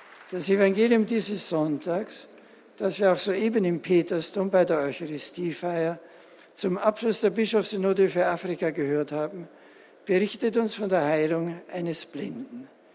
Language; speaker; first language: German; native; German